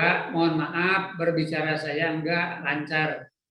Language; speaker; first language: Indonesian; non-native, local second language; Sundanese